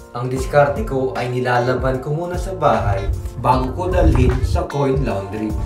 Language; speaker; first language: Filipino; native; Filipino